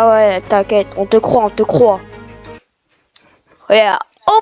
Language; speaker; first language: French; native; French